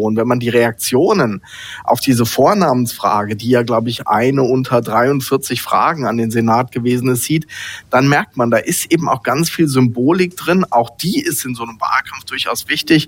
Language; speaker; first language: German; native; German